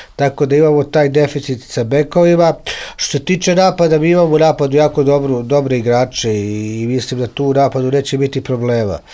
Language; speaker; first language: Serbian; native; Serbian